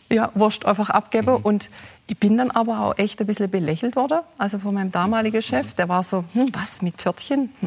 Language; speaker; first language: German; native; German